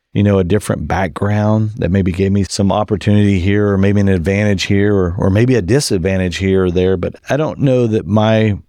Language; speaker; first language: English; native; English